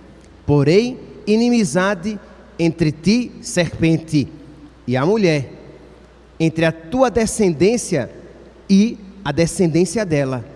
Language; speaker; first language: Portuguese; native; Portuguese